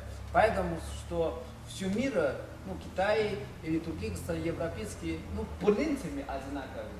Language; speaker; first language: Russian; non-native, learner; Chinese